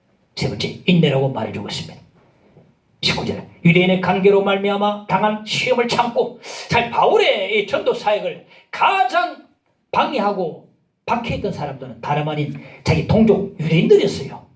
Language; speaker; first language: Korean; native; Korean